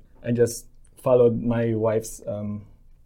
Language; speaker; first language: English; non-native, local second language; Filipino